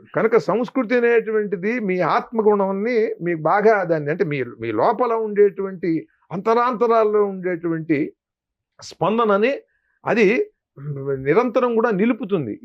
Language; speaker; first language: Telugu; native; Telugu